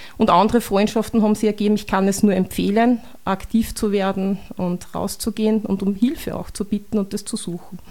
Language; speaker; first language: German; native; German